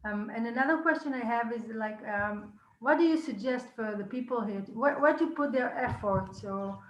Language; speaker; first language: English; non-native, fluent; Hebrew